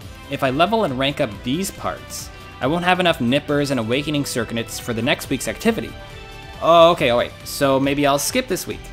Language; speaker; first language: English; native; English